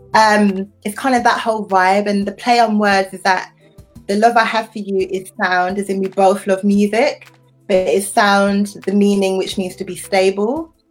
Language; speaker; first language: English; native; English